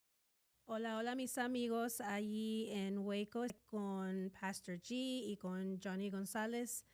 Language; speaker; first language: Spanish; native; Spanish